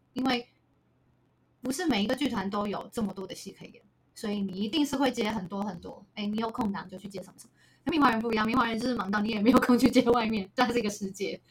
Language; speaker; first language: Chinese; native; Chinese